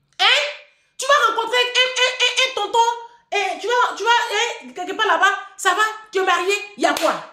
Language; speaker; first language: French; native; French